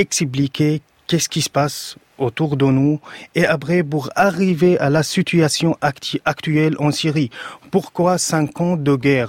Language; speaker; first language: French; non-native, fluent; Arabic